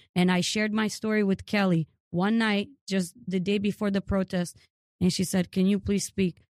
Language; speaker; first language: English; early bilingual, other home language; Ukrainian